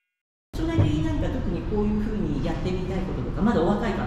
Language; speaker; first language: Japanese; native; Japanese